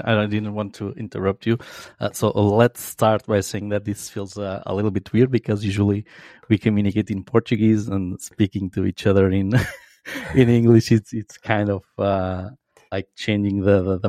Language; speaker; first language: English; non-native, fluent; Portuguese